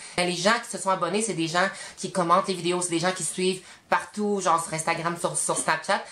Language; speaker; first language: French; native; French